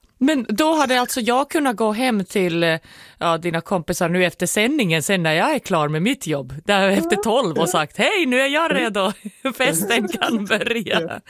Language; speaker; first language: Swedish; native; Swedish